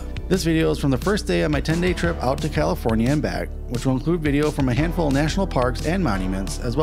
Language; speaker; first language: English; native; English